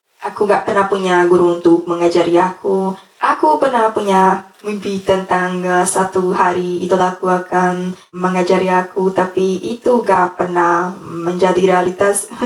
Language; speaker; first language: Indonesian; non-native, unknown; Hungarian